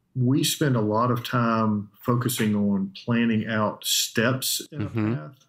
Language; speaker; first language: English; native; English